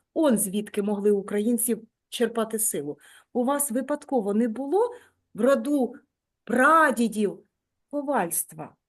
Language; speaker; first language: Ukrainian; native; Ukrainian